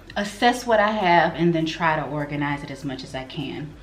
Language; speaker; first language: English; native; English